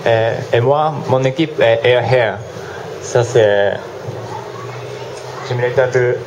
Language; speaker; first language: French; non-native, learner; Japanese